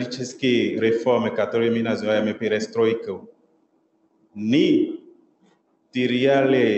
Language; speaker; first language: Russian; non-native, local second language; French